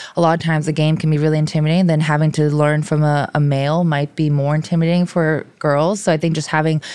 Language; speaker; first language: English; early bilingual, other home language; Korean